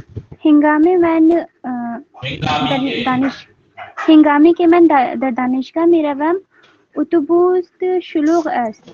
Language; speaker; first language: Persian; non-native, learner; Urdu